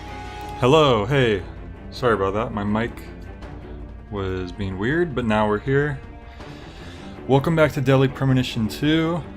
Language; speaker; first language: English; native; English